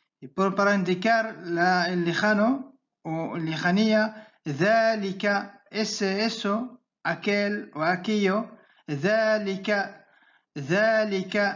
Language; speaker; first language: Spanish; non-native, fluent; Arabic